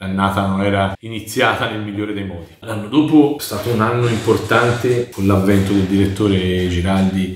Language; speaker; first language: Italian; native; Italian